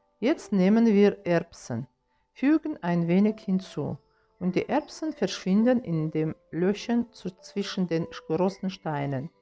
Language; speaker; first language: German; non-native, fluent; Russian